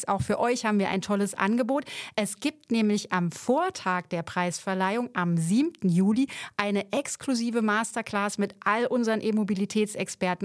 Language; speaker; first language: German; native; German